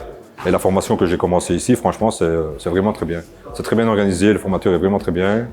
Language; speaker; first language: French; native; French